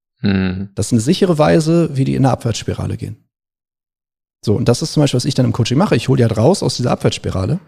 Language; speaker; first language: German; native; German